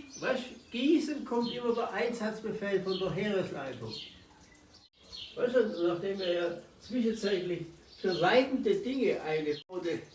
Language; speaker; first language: German; native; German